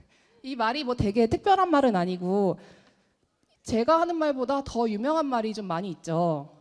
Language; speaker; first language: Korean; native; Korean